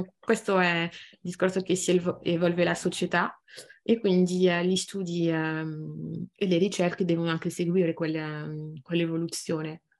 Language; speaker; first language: Italian; non-native, fluent; French